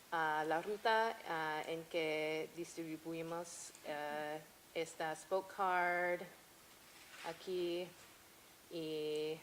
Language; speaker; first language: Spanish; non-native, fluent; English